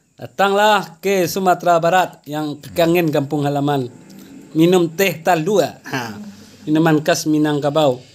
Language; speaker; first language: Malay; non-native, local second language; Minangkabau